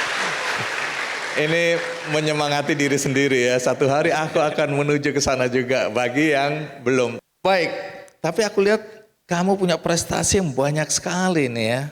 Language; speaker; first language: Indonesian; native; Indonesian